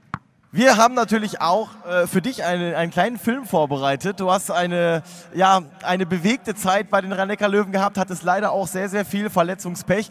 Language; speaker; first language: German; native; German